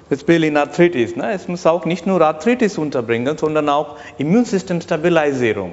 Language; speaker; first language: German; non-native, learner; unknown